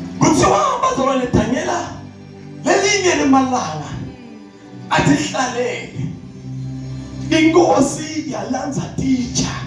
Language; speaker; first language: Zulu; non-native, local second language; Swati